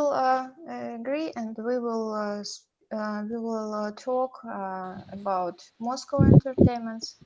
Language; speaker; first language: English; non-native, learner; Russian